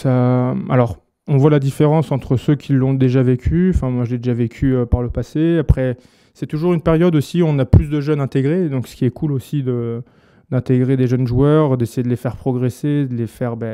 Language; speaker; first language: French; native; French